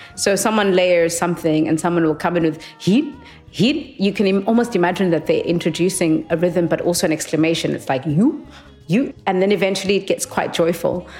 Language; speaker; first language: English; non-native, local second language; Xhosa